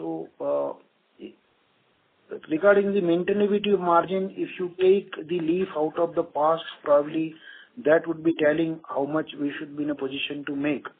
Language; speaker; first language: English; non-native, local second language; Gujarati